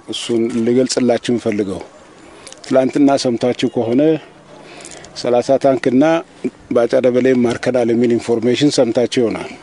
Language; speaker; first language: Amharic; non-native, local second language; Oromo